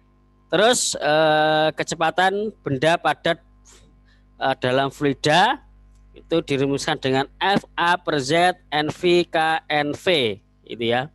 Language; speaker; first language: Indonesian; native; Indonesian